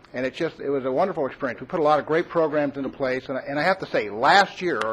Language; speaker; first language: English; native; English